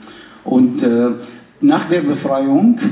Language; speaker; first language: German; non-native, fluent; Arabic